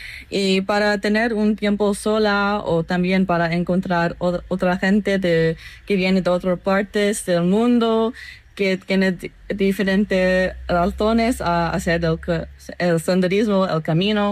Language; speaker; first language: Spanish; non-native, fluent; English